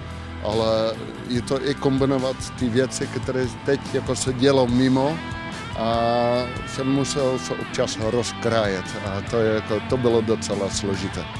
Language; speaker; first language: Czech; non-native, fluent; Dutch